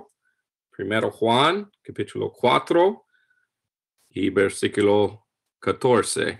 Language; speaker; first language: Spanish; non-native, learner; English